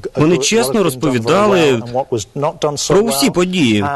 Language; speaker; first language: Ukrainian; non-native, fluent; English